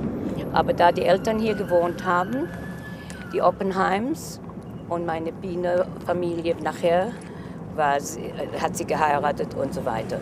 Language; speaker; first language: German; early bilingual, heritage; German